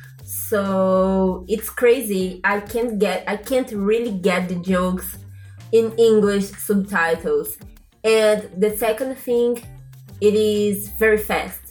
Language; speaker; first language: English; non-native, learner; Portuguese